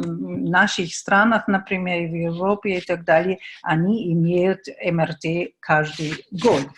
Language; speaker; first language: Russian; non-native, fluent; German